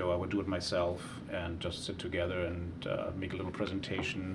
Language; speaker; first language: English; non-native, fluent; German